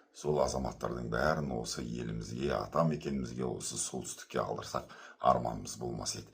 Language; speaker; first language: Kazakh; native; Kazakh